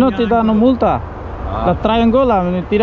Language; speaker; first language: Italian; non-native, learner; Bangla